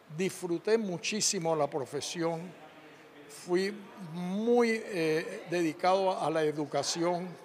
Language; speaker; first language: Spanish; native; Spanish